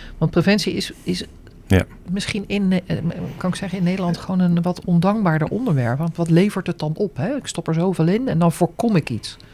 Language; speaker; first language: Dutch; native; Dutch